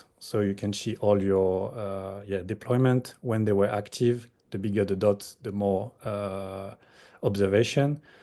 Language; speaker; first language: English; non-native, fluent; French